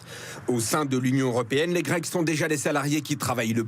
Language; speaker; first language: French; native; French